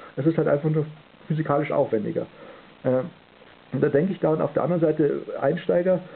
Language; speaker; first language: German; native; German